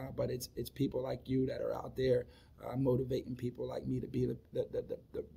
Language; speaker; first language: English; native; English